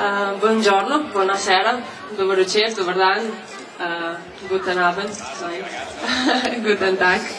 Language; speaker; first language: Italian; non-native, learner; Slovenian